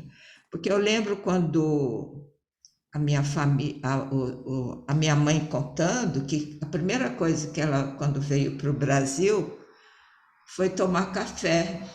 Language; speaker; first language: Portuguese; early bilingual, other home language; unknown